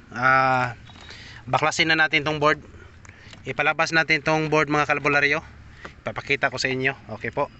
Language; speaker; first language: Filipino; non-native, local second language; Cebuano